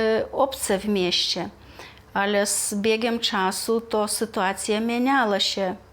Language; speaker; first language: Polish; non-native, fluent; Lithuanian